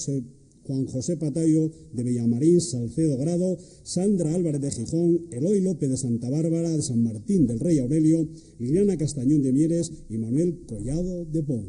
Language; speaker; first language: Spanish; native; Spanish